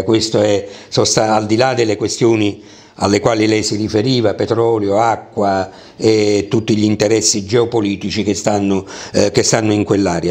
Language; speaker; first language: Italian; native; Italian